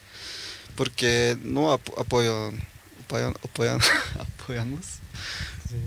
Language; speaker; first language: Spanish; early bilingual, heritage; Norwegian